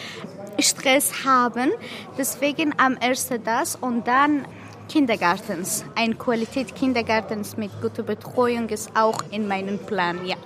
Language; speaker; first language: German; non-native, learner; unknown